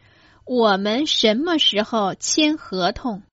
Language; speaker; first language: Chinese; non-native, fluent; Croatian